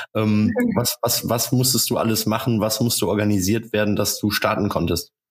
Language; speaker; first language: German; native; German